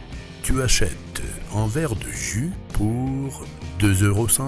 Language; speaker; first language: French; non-native, fluent; Russian